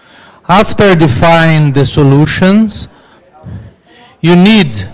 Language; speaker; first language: English; non-native, learner; Portuguese